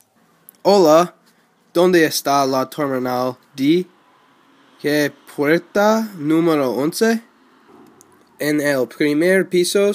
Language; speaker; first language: Spanish; non-native, learner; English